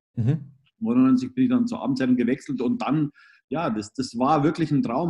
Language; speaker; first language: German; native; German